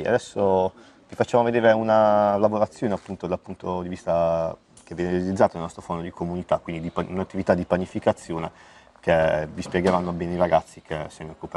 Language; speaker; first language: Italian; native; Italian